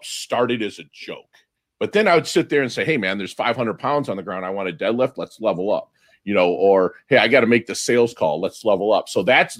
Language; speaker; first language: English; native; English